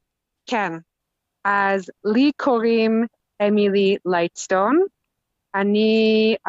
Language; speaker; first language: Hebrew; non-native, fluent; English